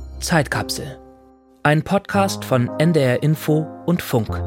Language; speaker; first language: German; native; German